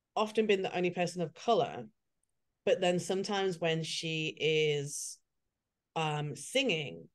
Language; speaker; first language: English; native; English